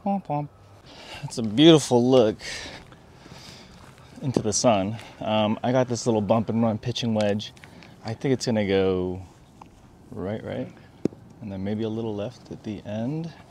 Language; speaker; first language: English; early bilingual, other home language; Korean